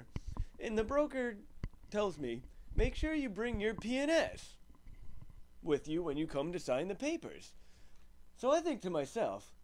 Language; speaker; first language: English; native; English